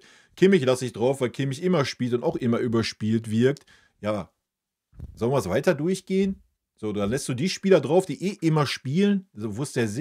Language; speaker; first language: German; native; German